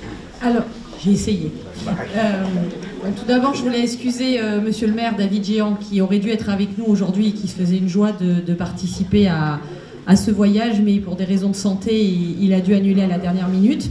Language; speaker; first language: French; native; French